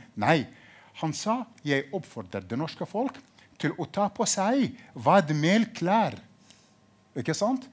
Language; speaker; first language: Norwegian; non-native, fluent; Arabic